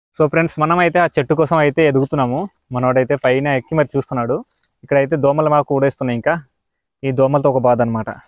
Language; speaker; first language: Telugu; non-native, local second language; Odia